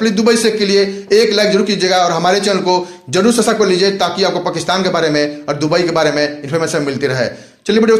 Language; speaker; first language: Hindi; native; Hindi